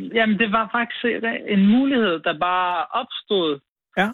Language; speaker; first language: Danish; early bilingual, other home language; Arabic